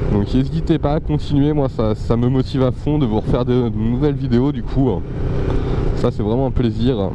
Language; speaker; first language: French; native; French